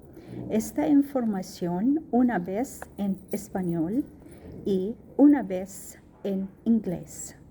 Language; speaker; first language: Spanish; non-native, learner; Arabic